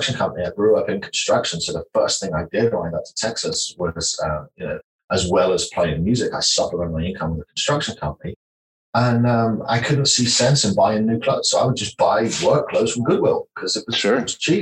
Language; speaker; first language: English; native; English